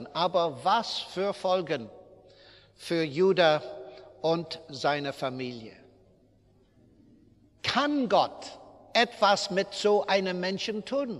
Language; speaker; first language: German; non-native, fluent; English